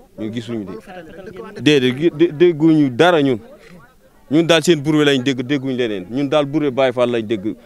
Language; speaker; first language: Wolof; non-native, local second language; Fula